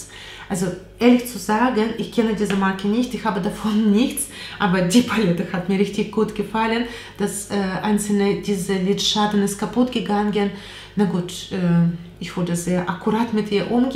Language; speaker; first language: German; non-native, learner; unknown